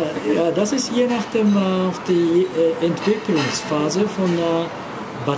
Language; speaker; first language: German; non-native, learner; Japanese